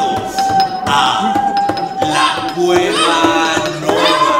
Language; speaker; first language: Spanish; native; Spanish